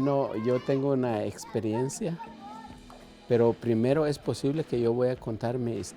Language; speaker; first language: Spanish; non-native, local second language; Kʼicheʼ